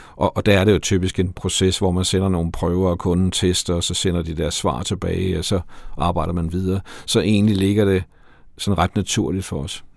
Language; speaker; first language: Danish; native; Danish